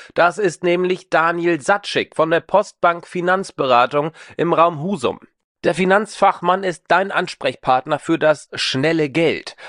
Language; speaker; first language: German; native; German